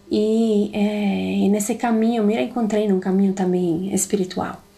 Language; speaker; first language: Portuguese; non-native, fluent; Italian